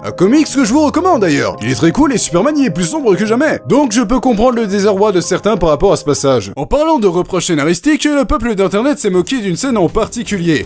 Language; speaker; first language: French; native; French